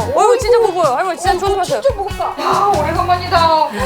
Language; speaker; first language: Korean; non-native, fluent; German